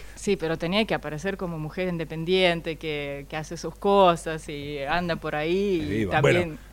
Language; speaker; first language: Spanish; non-native, fluent; Russian